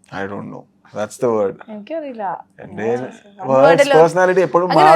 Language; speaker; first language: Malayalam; non-native, learner; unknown